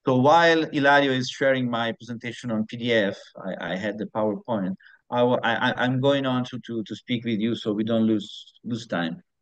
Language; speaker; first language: English; non-native, fluent; Italian